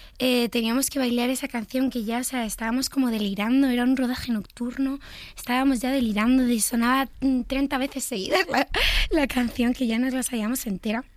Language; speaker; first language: Spanish; native; Spanish